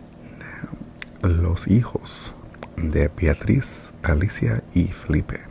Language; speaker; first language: Spanish; non-native, learner; English